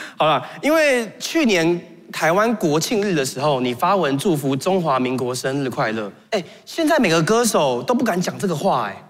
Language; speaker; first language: Chinese; native; Chinese